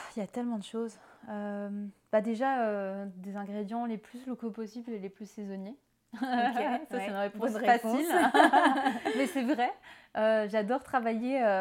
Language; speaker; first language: French; native; French